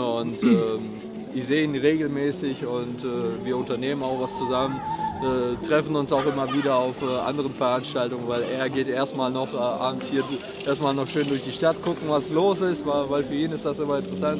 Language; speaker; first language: German; native; German